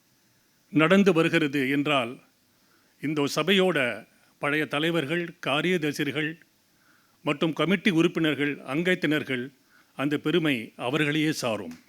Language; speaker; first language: Tamil; native; Tamil